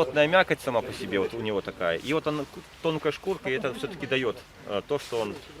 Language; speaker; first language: Russian; native; Russian